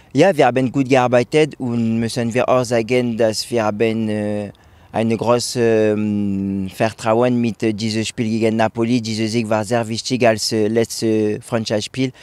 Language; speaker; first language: German; non-native, learner; French